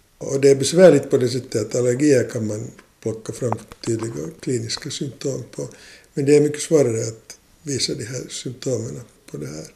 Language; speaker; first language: Swedish; native; Swedish